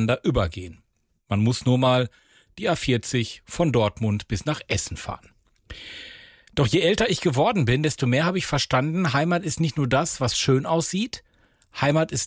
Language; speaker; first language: German; native; German